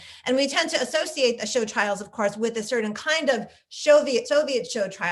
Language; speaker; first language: English; native; English